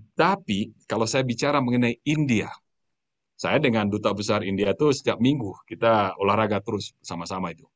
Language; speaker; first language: Indonesian; native; Indonesian